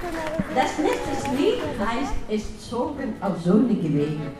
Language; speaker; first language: German; non-native, learner; Russian